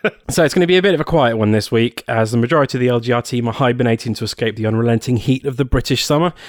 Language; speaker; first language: English; native; English